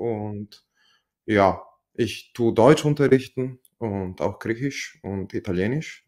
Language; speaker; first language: German; non-native, fluent; Italian